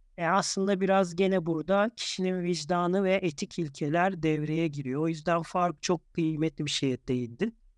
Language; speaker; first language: Turkish; native; Turkish